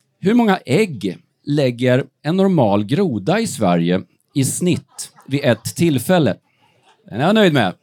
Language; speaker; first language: Swedish; native; Swedish